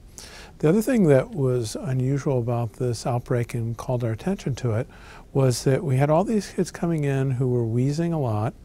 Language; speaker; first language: English; native; English